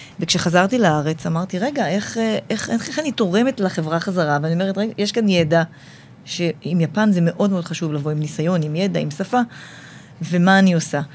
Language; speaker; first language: Hebrew; native; Hebrew